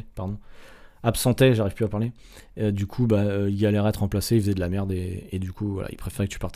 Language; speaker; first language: French; native; French